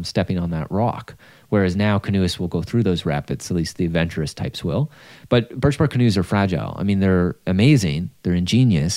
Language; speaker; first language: English; native; English